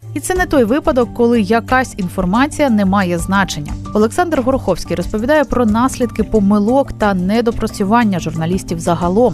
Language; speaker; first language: Ukrainian; native; Ukrainian